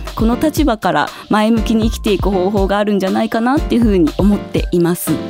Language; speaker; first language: Japanese; native; Japanese